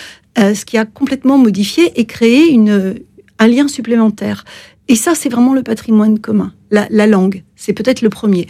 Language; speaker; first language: French; native; French